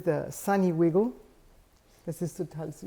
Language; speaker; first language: German; non-native, fluent; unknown